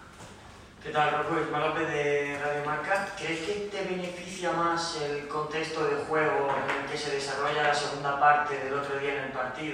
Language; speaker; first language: Spanish; native; Spanish